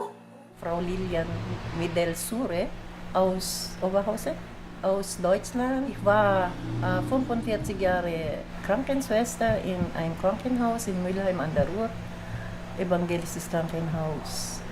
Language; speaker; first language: German; non-native, learner; Filipino